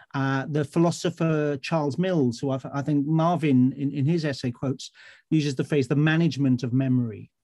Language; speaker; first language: English; native; English